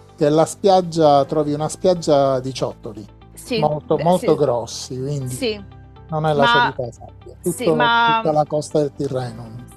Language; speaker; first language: Italian; native; Italian